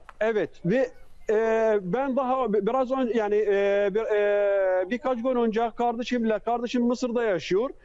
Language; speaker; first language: Turkish; non-native, fluent; Arabic